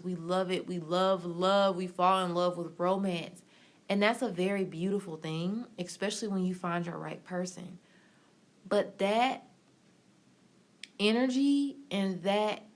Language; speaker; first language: English; native; English